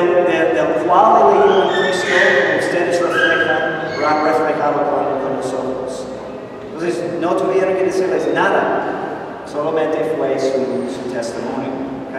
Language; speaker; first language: Spanish; non-native, fluent; English